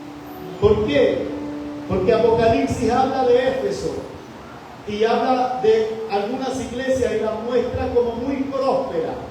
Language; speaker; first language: Spanish; native; Spanish